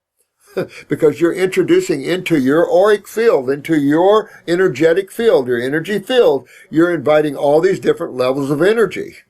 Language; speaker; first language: English; native; English